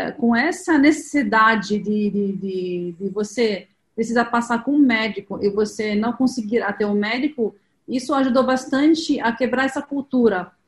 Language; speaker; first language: Portuguese; non-native, fluent; Arabic